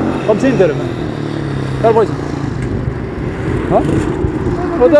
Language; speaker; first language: Arabic; native; Arabic